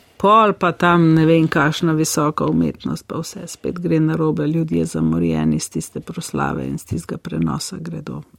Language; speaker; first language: Slovenian; native; Slovenian